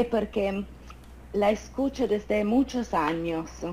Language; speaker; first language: Spanish; non-native, fluent; Italian